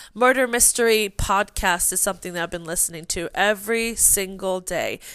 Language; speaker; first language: English; non-native, fluent; Swedish